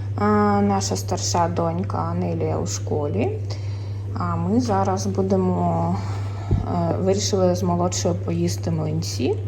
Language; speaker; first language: Ukrainian; non-native, local second language; Russian